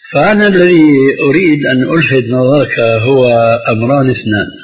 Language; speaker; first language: Arabic; early bilingual, other home language; Albanian